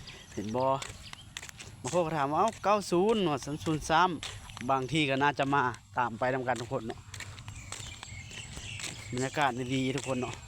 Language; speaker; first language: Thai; non-native, local second language; Northeastern Thai